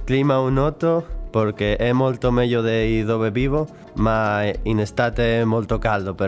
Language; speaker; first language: Italian; non-native, learner; Spanish